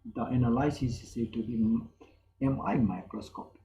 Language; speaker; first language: English; non-native, local second language; Nepali